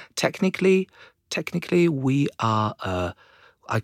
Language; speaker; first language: English; non-native, fluent; Chinese